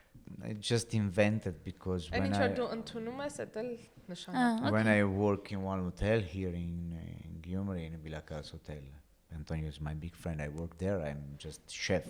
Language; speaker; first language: English; non-native, learner; Italian